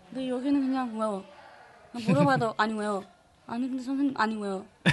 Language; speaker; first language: Korean; non-native, learner; Spanish